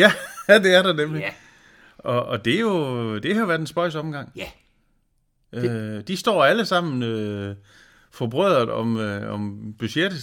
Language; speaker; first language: Danish; native; Danish